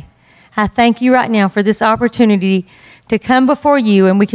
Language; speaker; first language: English; native; English